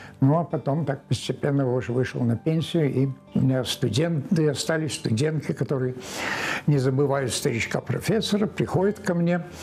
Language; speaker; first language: Russian; native; Russian